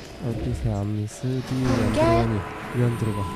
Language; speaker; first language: Korean; native; Korean